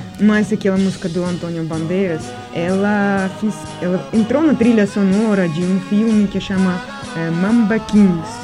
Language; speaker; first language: Portuguese; non-native, fluent; Russian